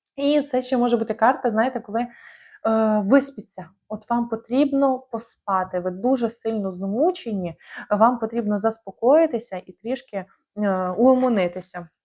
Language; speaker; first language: Ukrainian; non-native, local second language; Russian